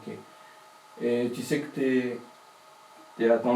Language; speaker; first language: French; native; French